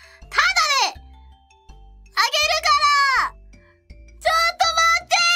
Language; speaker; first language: Japanese; non-native, fluent; English